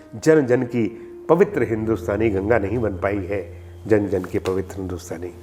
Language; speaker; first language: Hindi; non-native, local second language; Punjabi